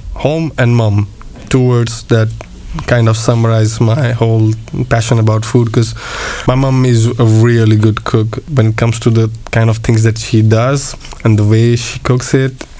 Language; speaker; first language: English; non-native, local second language; Marathi